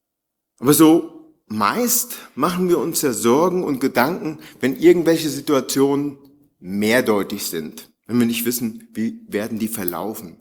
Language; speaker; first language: German; native; German